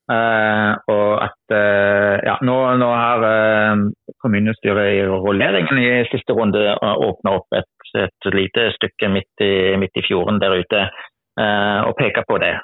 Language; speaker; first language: Norwegian; non-native, fluent; German